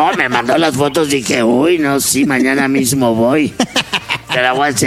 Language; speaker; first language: Spanish; native; Spanish